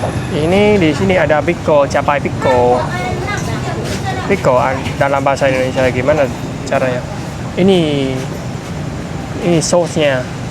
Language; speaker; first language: Indonesian; non-native, fluent; Vietnamese